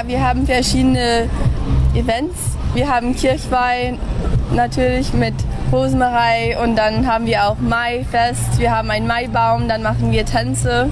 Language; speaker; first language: German; early bilingual, heritage; English